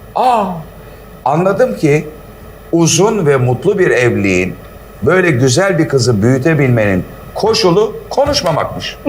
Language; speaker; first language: Turkish; native; Turkish